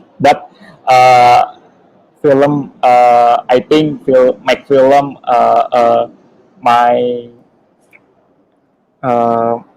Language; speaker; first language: English; non-native, learner; Indonesian